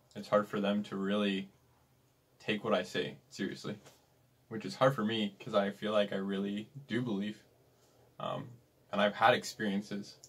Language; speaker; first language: English; native; English